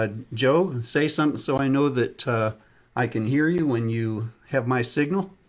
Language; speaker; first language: English; native; English